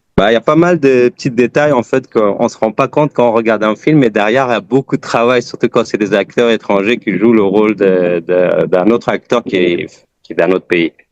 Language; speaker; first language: French; early bilingual, other home language; Persian